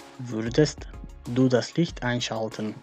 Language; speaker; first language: German; non-native, fluent; Macedonian